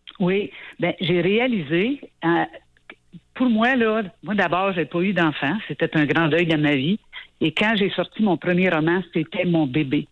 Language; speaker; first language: French; native; French